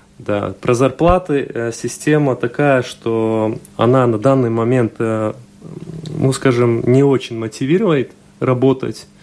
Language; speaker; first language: Russian; non-native, local second language; Latvian